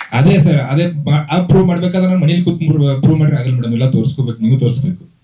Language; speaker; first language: Kannada; native; Kannada